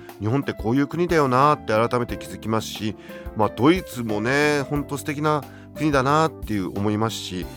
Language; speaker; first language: Japanese; native; Japanese